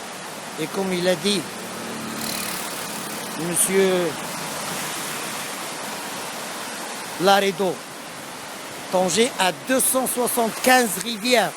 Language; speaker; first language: French; non-native, local second language; Arabic